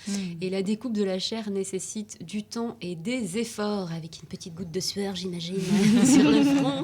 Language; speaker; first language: French; native; French